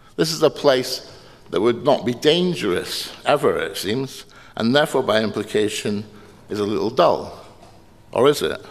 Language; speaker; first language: English; native; English